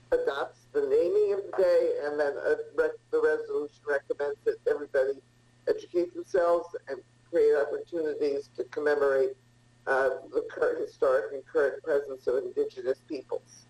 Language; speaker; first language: English; early bilingual, other home language; Italian